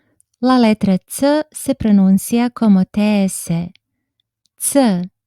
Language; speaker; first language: Spanish; non-native, fluent; Serbian